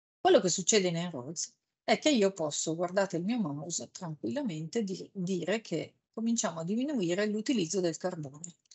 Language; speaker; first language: Italian; native; Italian